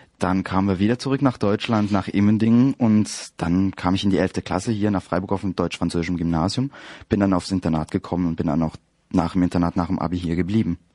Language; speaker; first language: German; early bilingual, other home language; French